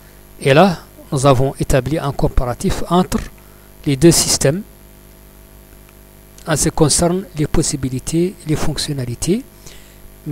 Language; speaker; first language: French; non-native, local second language; Arabic